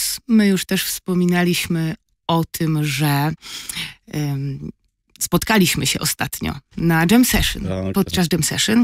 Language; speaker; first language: Polish; native; Polish